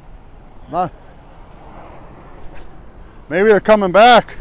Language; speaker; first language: English; native; English